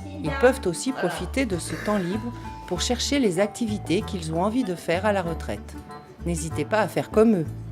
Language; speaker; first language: French; native; French